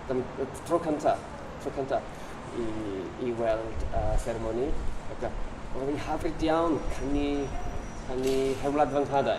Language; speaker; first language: Welsh; non-native, learner; Japanese